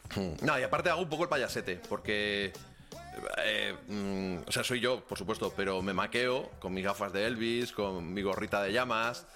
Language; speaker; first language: Spanish; native; Spanish